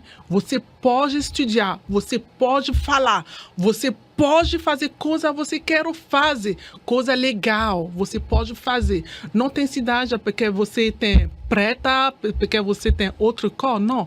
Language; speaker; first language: Portuguese; non-native, learner; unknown